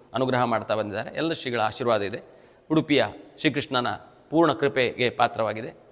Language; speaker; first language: Kannada; native; Kannada